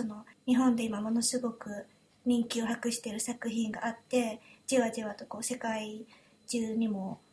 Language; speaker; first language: Japanese; early bilingual, heritage; Japanese